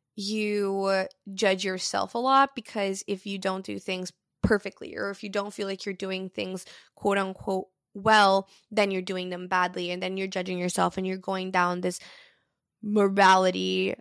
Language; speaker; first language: English; early bilingual, other home language; Portuguese